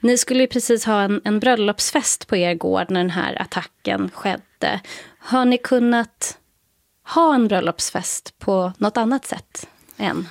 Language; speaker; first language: Swedish; native; Swedish